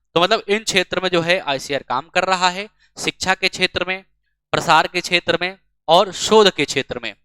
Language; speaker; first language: Hindi; native; Hindi